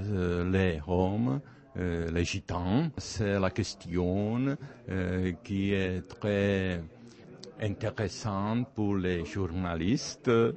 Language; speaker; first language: French; non-native, learner; Czech